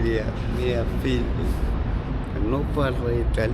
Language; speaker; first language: Italian; non-native, learner; Romanian